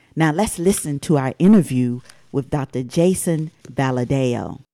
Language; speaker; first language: English; native; English